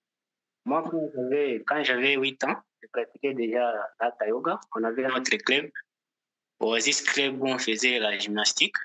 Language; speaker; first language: French; non-native, local second language; Portuguese